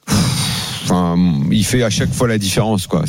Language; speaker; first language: French; native; French